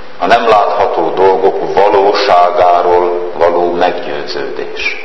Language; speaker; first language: Hungarian; native; Hungarian